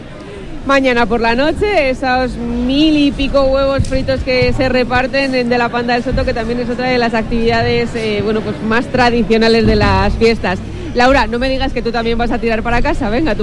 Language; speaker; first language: Spanish; native; Spanish